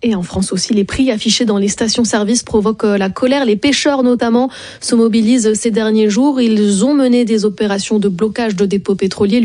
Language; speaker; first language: French; native; French